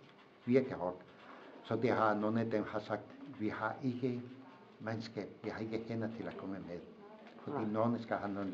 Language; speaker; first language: Danish; non-native, fluent; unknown